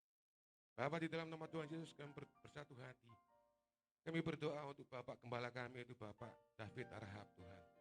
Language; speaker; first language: Indonesian; native; Indonesian